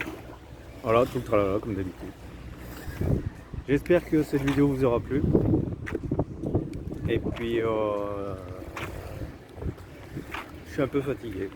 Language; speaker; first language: French; native; French